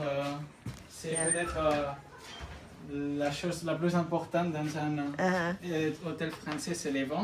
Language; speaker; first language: French; non-native, fluent; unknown